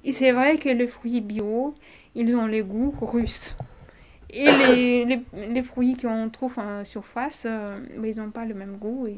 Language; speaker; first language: French; non-native, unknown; Russian